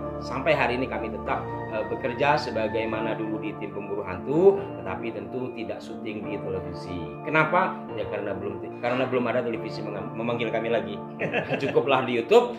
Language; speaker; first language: Indonesian; native; Indonesian